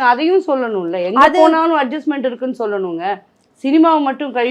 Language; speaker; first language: Tamil; native; Tamil